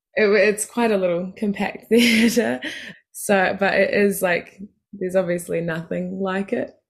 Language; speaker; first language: English; native; English